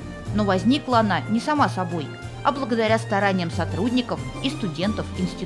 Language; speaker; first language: Russian; native; Russian